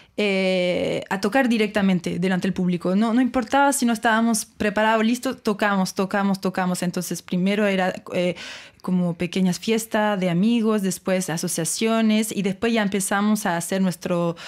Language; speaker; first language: Spanish; non-native, fluent; French